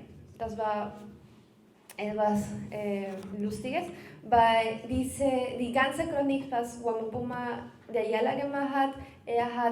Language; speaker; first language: German; non-native, learner; Spanish